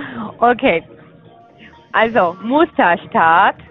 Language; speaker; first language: German; non-native, learner; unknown